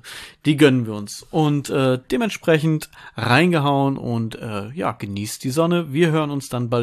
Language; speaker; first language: German; native; German